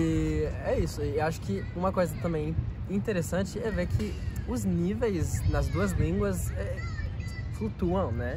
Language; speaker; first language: Portuguese; non-native, fluent; French